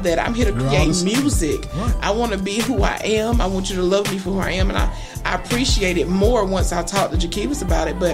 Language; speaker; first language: English; native; English